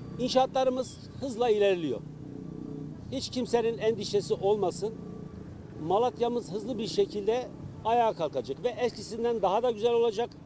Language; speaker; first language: Turkish; native; Turkish